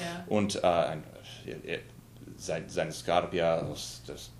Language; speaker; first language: German; non-native, learner; English